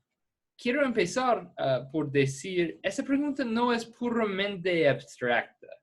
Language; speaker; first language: Spanish; non-native, fluent; English